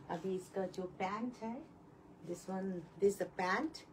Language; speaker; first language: Hindi; non-native, local second language; Bangla